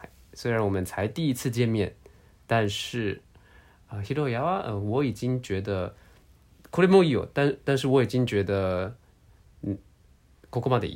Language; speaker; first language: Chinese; non-native, learner; Japanese